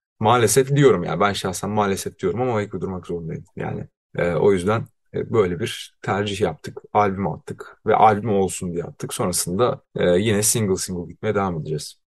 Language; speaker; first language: Turkish; native; Turkish